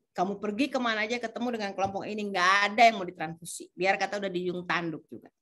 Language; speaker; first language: Indonesian; native; Indonesian